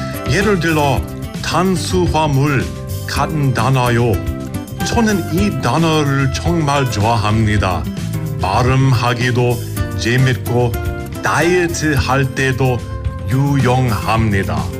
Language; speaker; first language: Korean; non-native, learner; English